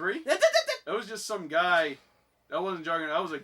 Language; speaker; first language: English; native; English